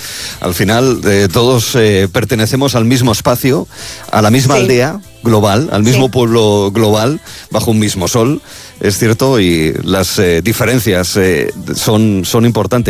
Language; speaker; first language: Spanish; native; Spanish